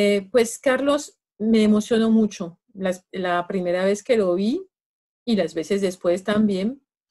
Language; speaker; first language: Spanish; non-native, fluent; French